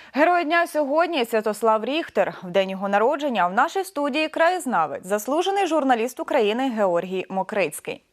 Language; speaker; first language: Ukrainian; native; Ukrainian